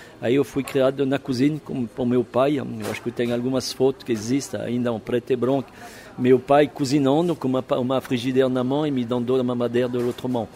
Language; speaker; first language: Portuguese; non-native, fluent; French